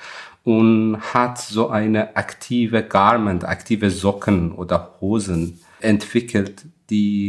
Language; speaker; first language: German; non-native, fluent; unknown